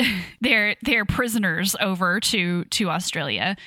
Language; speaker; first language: English; native; English